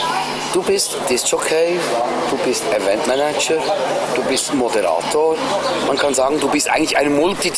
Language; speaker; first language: German; native; German